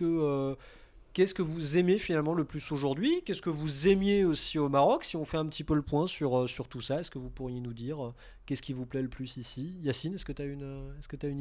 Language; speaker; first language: French; native; French